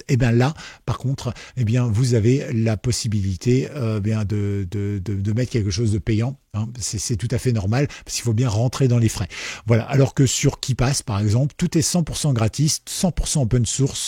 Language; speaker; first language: French; native; French